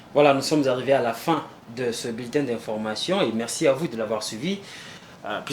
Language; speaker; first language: French; native; French